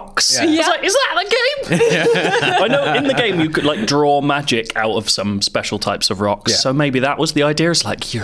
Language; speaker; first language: English; native; English